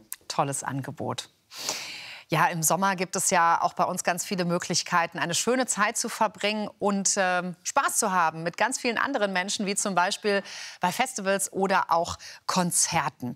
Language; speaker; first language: German; native; German